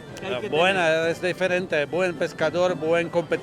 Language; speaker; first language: Spanish; non-native, learner; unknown